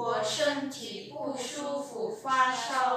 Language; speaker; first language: Chinese; non-native, learner; Lao